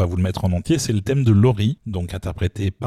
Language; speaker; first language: French; native; French